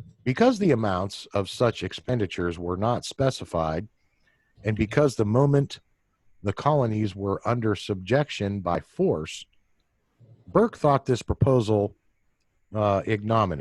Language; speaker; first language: English; native; English